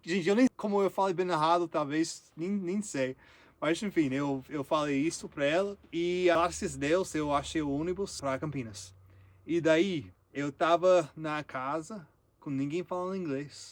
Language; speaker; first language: Portuguese; non-native, learner; English